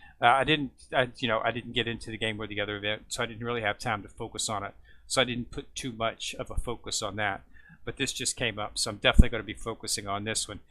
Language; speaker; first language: English; native; English